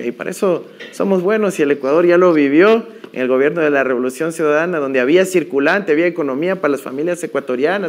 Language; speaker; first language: Spanish; native; Spanish